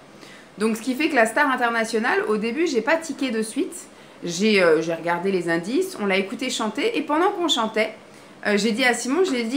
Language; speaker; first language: French; native; French